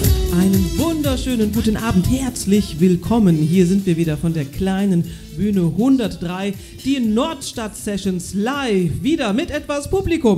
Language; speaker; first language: German; native; German